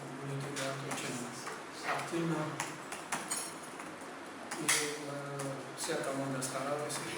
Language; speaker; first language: Russian; non-native, fluent; Georgian